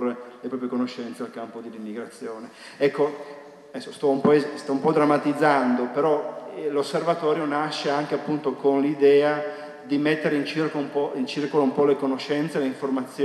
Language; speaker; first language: Italian; native; Italian